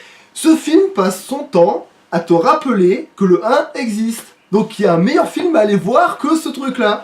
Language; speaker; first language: French; native; French